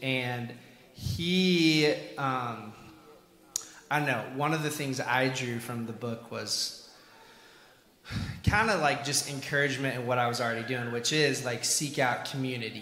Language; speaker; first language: English; native; English